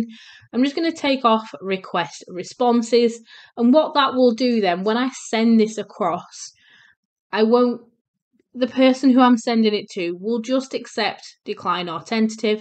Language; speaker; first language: English; native; English